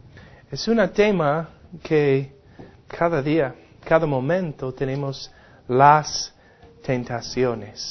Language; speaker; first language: Spanish; non-native, fluent; English